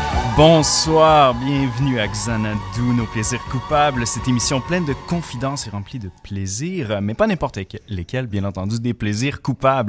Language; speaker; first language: French; native; French